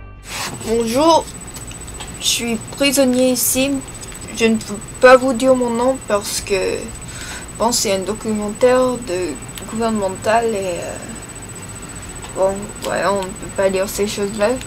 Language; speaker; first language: French; non-native, learner; English